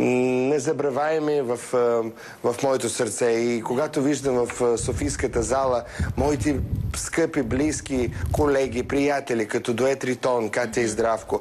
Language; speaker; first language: Bulgarian; early bilingual, heritage; Russian